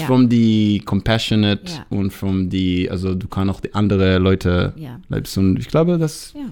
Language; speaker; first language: German; non-native, learner; Hebrew